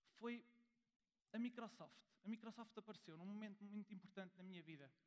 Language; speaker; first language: Portuguese; early bilingual, heritage; German